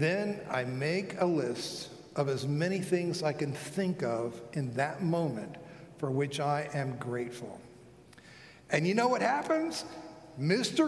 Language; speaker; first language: English; native; English